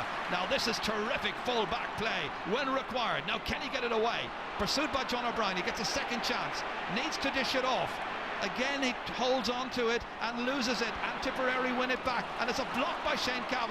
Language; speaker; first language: English; native; English